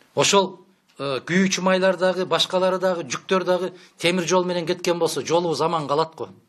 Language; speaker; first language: Kyrgyz; native; Kyrgyz